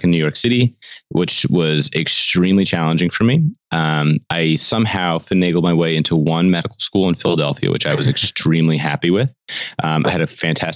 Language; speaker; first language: English; native; English